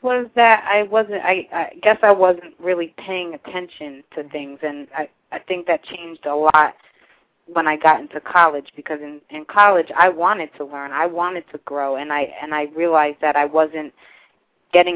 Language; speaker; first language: English; native; English